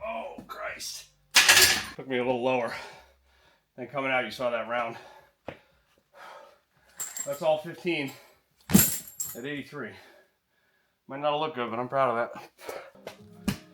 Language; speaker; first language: English; native; English